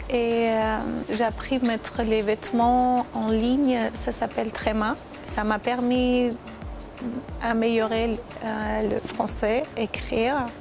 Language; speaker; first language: French; non-native, fluent; Armenian